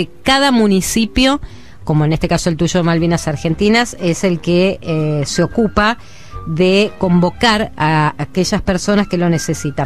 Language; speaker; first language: Spanish; native; Spanish